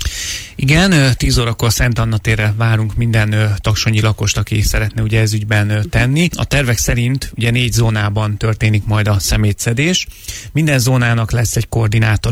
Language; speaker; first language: Hungarian; native; Hungarian